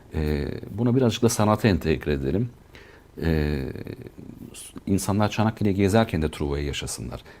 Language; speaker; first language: Turkish; native; Turkish